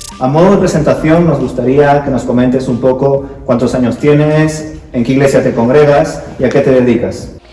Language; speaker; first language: Spanish; native; Spanish